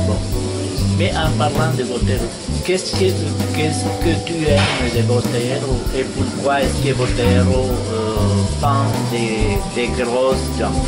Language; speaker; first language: French; non-native, fluent; Spanish